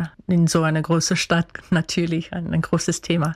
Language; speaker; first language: German; non-native, fluent; Dutch